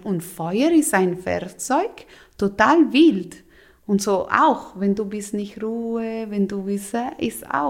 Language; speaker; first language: German; non-native, local second language; Italian